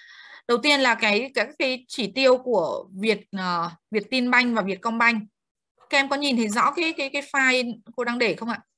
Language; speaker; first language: Vietnamese; native; Vietnamese